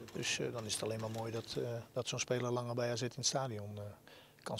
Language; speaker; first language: Dutch; native; Dutch